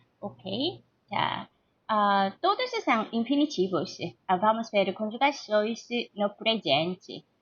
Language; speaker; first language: Portuguese; non-native, learner; Korean